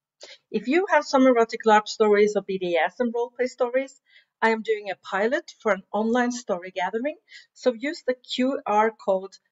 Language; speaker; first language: English; non-native, fluent; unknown